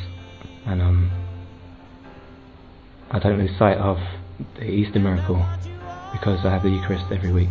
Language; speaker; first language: English; native; English